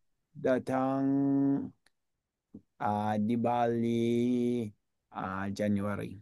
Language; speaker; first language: Indonesian; non-native, learner; English